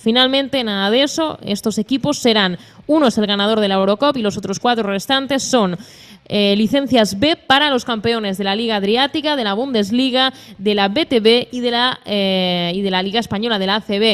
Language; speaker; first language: Spanish; native; Spanish